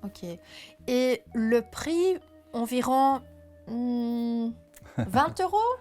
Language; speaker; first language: French; non-native, local second language; Dutch